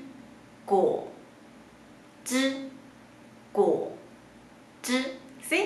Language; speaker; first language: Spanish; non-native, fluent; Chinese